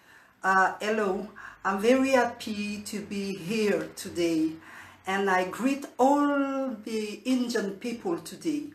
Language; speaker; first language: English; non-native, learner; French